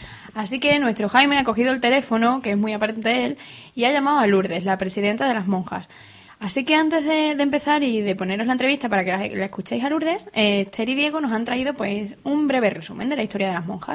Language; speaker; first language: Spanish; native; Spanish